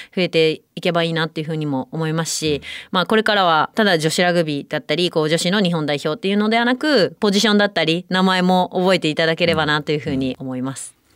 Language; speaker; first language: Japanese; native; Japanese